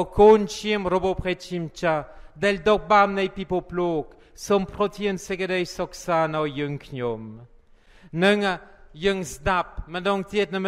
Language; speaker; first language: Khmer; non-native, fluent; French